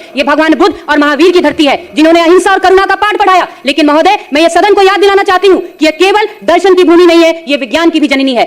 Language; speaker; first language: Hindi; native; Hindi